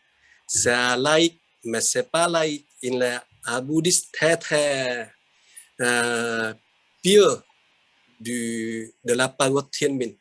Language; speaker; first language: French; non-native, fluent; Vietnamese